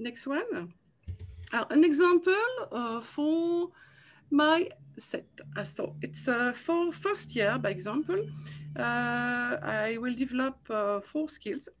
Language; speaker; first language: English; non-native, learner; French